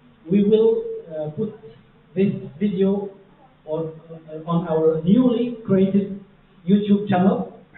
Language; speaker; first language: English; non-native, fluent; Arabic